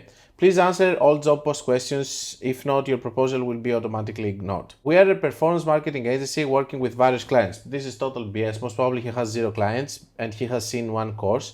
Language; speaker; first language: English; non-native, fluent; Greek